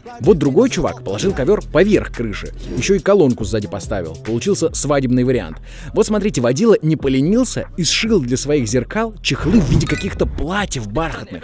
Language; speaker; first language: Russian; native; Russian